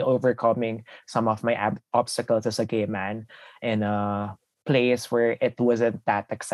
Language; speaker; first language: English; non-native, local second language; Filipino